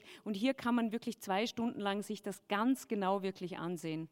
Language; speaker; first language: German; native; German